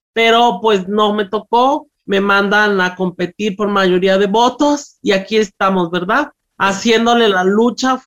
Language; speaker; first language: Spanish; native; Spanish